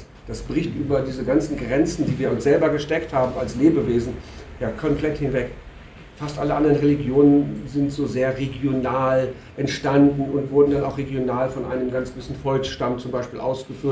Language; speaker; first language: German; native; German